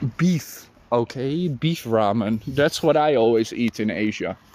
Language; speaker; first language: English; non-native, fluent; Dutch